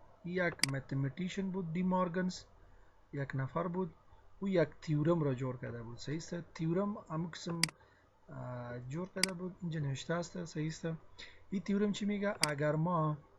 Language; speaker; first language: Persian; non-native, local second language; Pashto